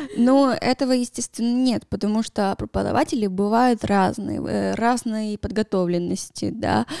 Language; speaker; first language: Russian; non-native, fluent; Spanish